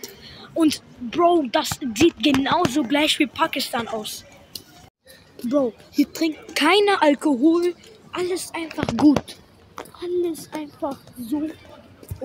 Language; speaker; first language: German; early bilingual, other home language; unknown